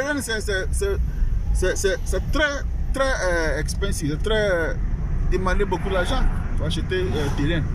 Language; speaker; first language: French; non-native, learner; English